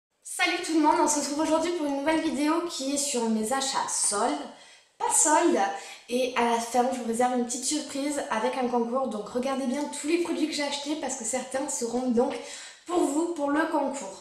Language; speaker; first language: French; native; French